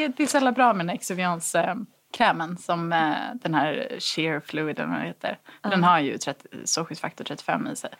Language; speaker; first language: Swedish; native; Swedish